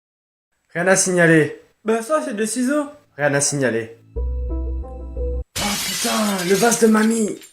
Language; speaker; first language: French; native; French